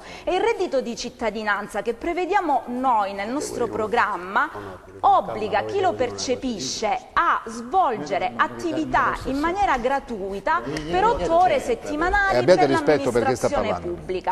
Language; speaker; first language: Italian; native; Italian